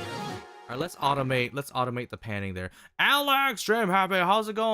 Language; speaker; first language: English; native; English